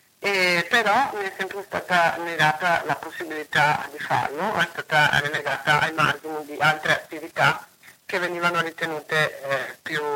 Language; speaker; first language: Italian; native; Italian